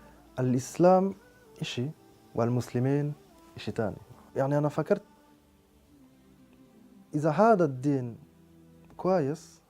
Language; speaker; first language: Arabic; non-native, fluent; French